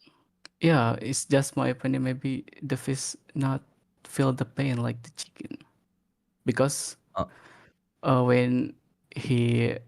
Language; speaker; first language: English; non-native, learner; Indonesian